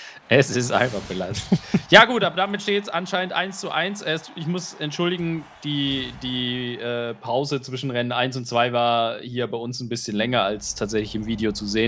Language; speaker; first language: German; native; German